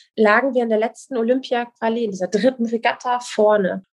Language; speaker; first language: German; native; German